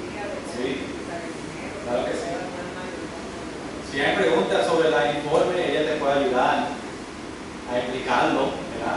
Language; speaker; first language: Spanish; early bilingual, heritage; English